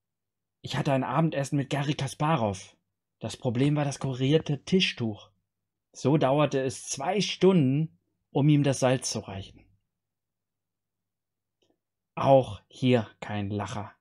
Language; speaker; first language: German; native; German